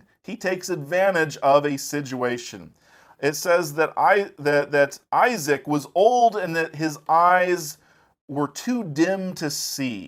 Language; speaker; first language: English; native; English